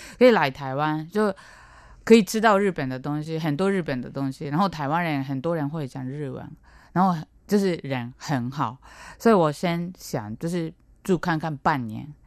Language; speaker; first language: Chinese; non-native, fluent; Japanese